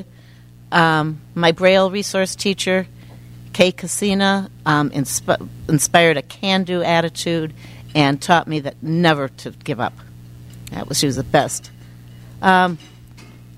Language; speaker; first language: English; native; English